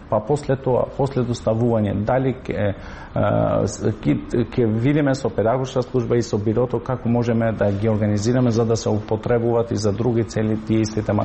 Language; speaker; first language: Macedonian; non-native, local second language; Albanian